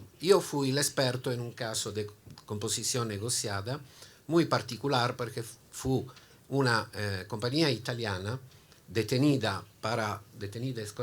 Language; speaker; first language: Spanish; non-native, learner; Italian